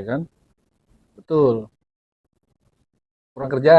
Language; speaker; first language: Indonesian; native; Indonesian